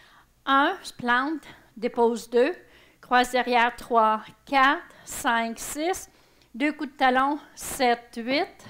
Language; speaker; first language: French; native; French